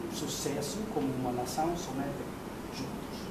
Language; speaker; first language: Portuguese; non-native, fluent; Hungarian